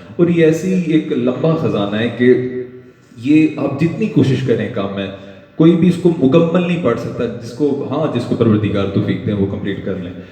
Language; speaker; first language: Urdu; non-native, local second language; Punjabi